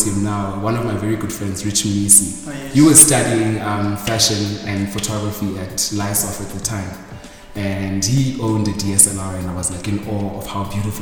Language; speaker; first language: English; non-native, local second language; Xhosa